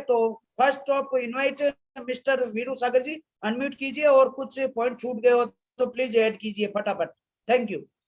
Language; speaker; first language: Hindi; native; Hindi